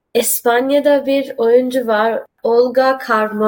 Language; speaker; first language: Turkish; early bilingual, heritage; Turkish